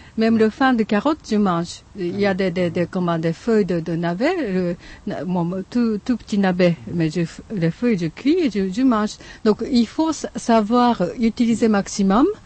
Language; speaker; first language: French; non-native, fluent; Japanese